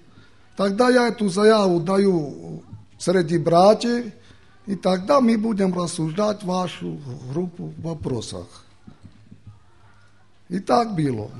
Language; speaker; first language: Ukrainian; non-native, local second language; Romany